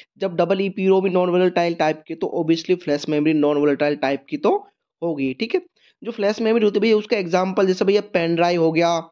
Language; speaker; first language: Hindi; native; Hindi